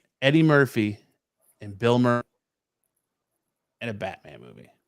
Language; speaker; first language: English; native; English